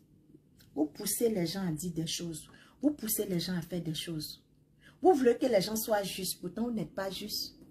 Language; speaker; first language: French; non-native, local second language; Baoulé